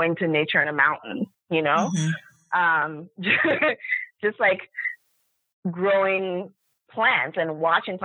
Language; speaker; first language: English; non-native, local second language; Yoruba